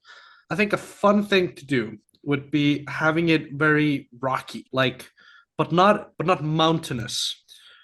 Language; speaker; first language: English; non-native, fluent; Icelandic